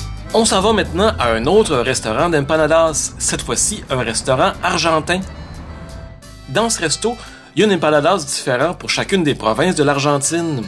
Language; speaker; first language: French; native; French